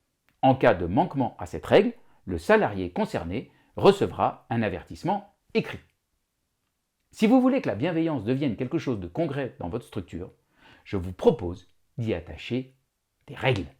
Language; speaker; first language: French; native; French